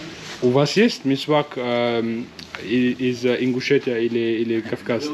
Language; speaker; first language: Russian; non-native, learner; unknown